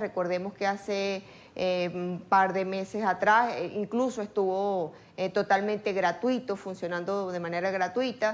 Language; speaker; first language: Spanish; native; Spanish